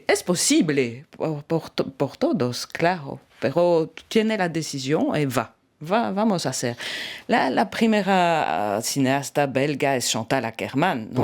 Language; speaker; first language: Spanish; non-native, learner; French